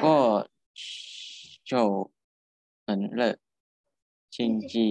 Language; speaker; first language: Chinese; non-native, learner; Thai